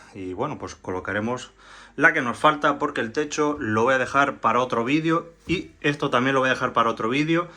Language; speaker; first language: Spanish; native; Spanish